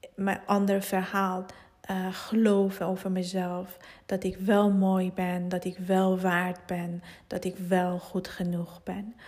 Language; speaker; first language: Dutch; non-native, fluent; Persian